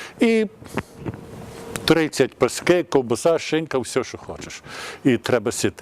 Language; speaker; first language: Ukrainian; early bilingual, heritage; Ukrainian